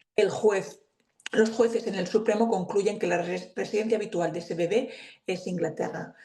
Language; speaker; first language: Spanish; native; Spanish